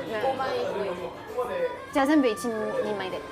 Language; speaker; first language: Japanese; non-native, fluent; French